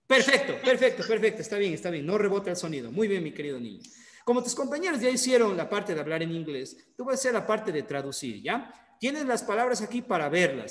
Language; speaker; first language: Spanish; native; Spanish